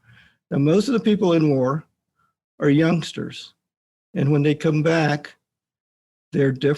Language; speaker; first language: English; native; English